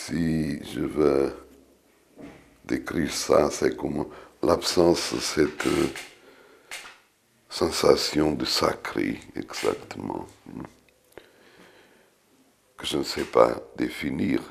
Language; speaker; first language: French; non-native, fluent; Portuguese